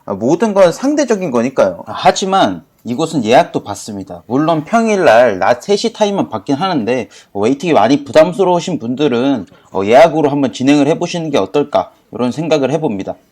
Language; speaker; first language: Korean; native; Korean